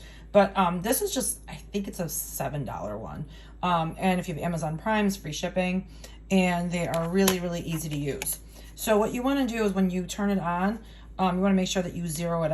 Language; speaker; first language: English; native; English